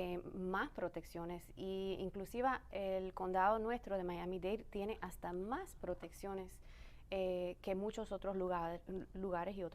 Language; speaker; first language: Spanish; early bilingual, other home language; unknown